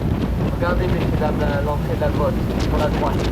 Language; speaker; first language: French; native; French